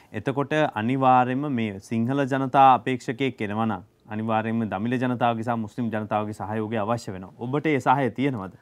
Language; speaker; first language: Sinhala; native; Sinhala